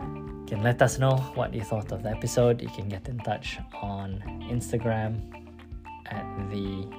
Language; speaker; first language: English; non-native, local second language; Malay